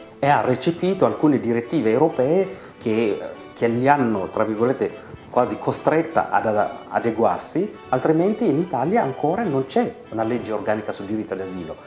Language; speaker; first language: Italian; non-native, fluent; Tigrinya